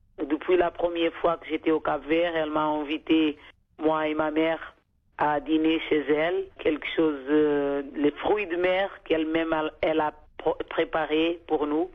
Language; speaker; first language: French; non-native, fluent; Kabuverdianu